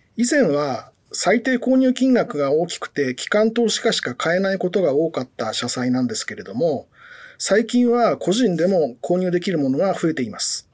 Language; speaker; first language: Japanese; native; Japanese